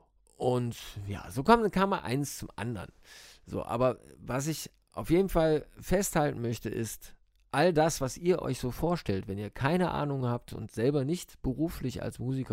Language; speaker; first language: German; native; German